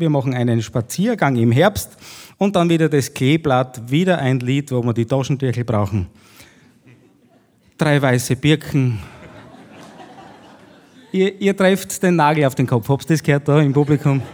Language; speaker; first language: German; native; German